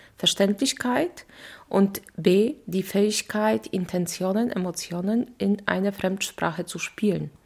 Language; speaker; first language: German; non-native, fluent; Polish